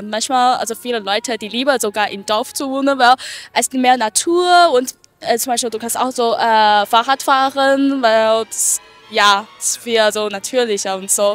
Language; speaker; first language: German; non-native, fluent; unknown